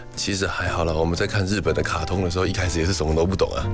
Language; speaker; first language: Chinese; native; Chinese